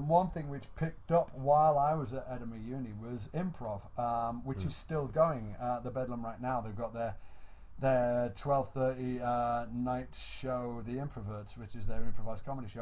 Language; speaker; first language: English; native; English